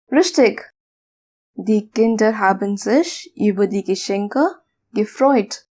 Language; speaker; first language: German; non-native, fluent; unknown